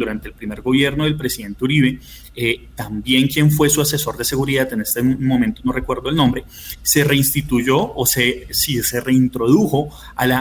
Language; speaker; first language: Spanish; native; Spanish